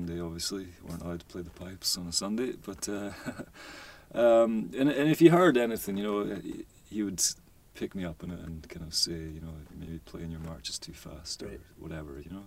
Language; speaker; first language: English; native; English